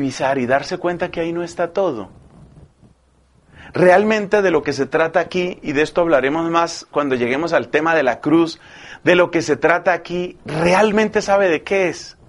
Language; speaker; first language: Spanish; native; Spanish